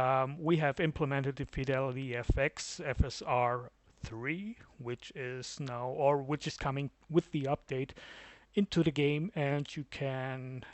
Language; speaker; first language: English; non-native, fluent; German